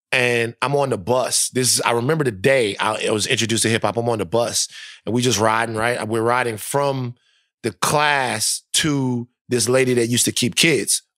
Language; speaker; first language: English; native; English